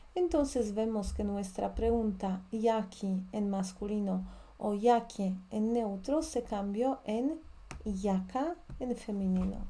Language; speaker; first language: Spanish; non-native, fluent; Polish